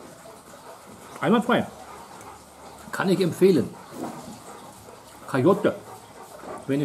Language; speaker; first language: German; native; German